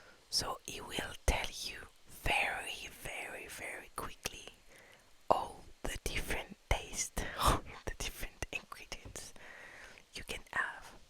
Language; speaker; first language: English; non-native, fluent; French